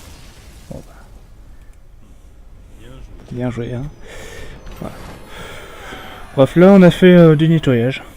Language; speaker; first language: French; native; French